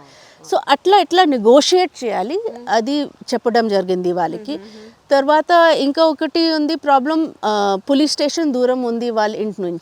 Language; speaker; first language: Telugu; non-native, local second language; Hindi